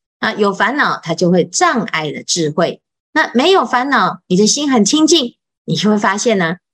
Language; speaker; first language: Chinese; native; Chinese